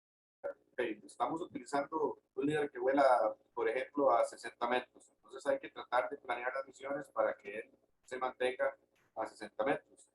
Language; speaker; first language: Spanish; native; Spanish